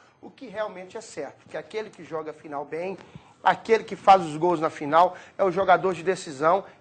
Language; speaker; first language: Portuguese; native; Portuguese